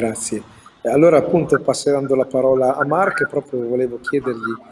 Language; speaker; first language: Italian; native; Italian